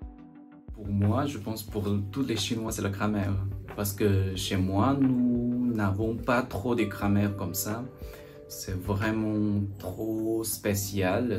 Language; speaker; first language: French; non-native, learner; Chinese